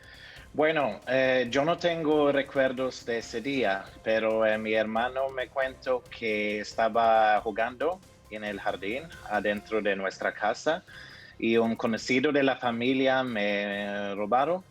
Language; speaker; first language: Spanish; early bilingual, heritage; Norwegian